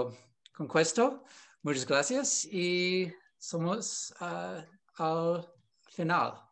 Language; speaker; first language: Spanish; non-native, learner; English